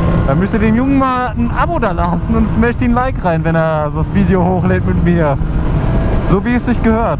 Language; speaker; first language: German; native; German